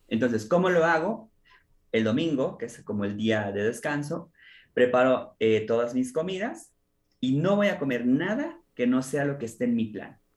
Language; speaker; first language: Spanish; native; Spanish